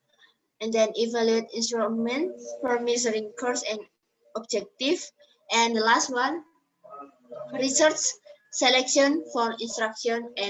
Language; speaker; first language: English; non-native, learner; Indonesian